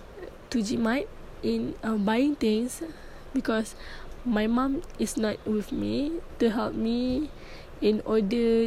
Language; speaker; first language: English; non-native, learner; Malay